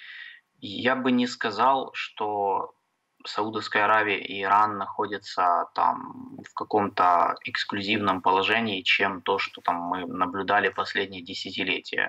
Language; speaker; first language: Russian; native; Russian